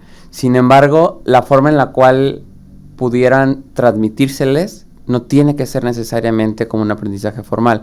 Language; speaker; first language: Spanish; native; Spanish